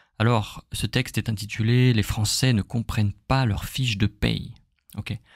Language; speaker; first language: French; native; French